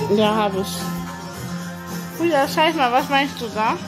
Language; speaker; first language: German; early bilingual, other home language; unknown